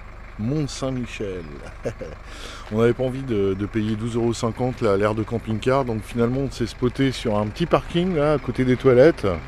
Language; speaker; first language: French; native; French